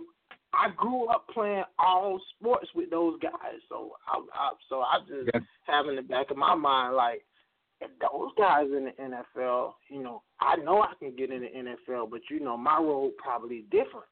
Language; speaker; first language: English; native; English